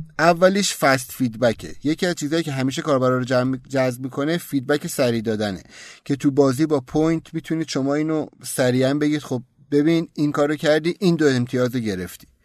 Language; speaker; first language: Persian; native; Persian